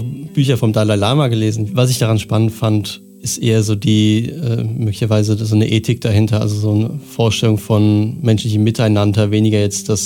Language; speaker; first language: German; native; German